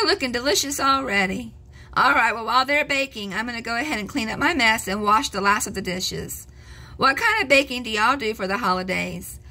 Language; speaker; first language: English; native; English